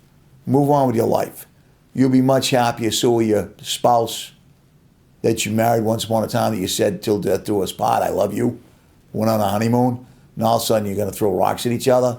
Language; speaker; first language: English; native; English